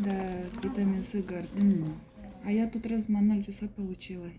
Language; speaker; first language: Russian; non-native, local second language; Kazakh